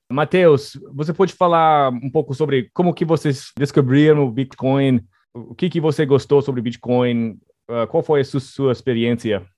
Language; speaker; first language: Portuguese; non-native, fluent; English